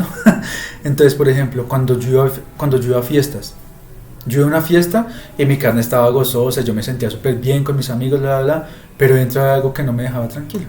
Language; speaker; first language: Spanish; native; Spanish